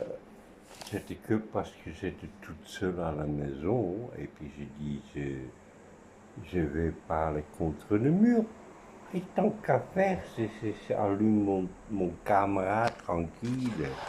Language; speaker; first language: French; non-native, fluent; Dutch